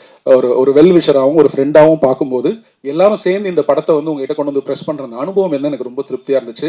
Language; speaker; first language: Tamil; native; Tamil